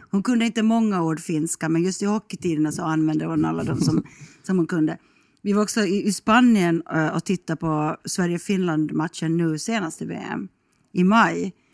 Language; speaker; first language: Swedish; native; Swedish